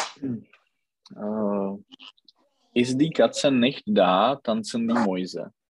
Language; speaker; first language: German; non-native, learner; Czech